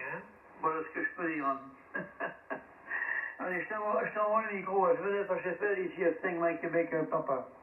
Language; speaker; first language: French; native; French